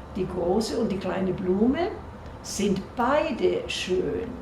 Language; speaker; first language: German; non-native, fluent; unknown